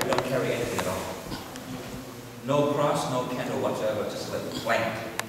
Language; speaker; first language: English; non-native, fluent; Vietnamese